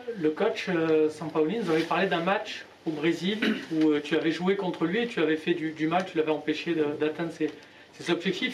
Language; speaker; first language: French; native; French